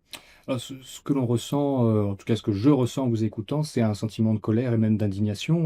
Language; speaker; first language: French; native; French